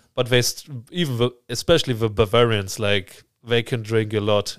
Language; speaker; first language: English; non-native, fluent; German